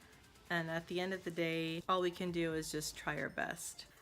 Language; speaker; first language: English; native; English